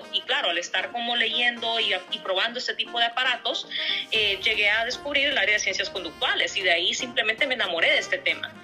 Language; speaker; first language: Spanish; native; Spanish